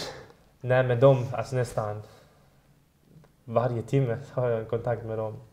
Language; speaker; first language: Swedish; early bilingual, other home language; Persian